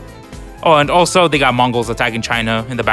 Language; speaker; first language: English; native; English